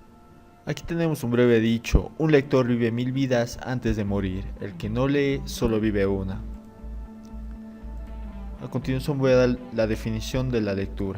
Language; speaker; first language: Spanish; native; Spanish